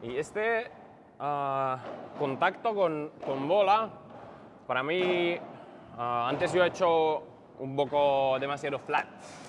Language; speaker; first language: Spanish; non-native, learner; Finnish